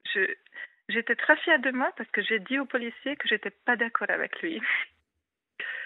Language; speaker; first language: French; non-native, fluent; Hungarian